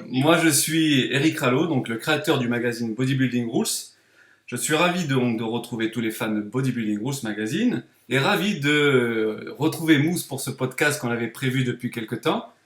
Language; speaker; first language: French; native; French